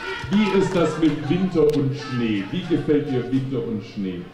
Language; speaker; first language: German; native; German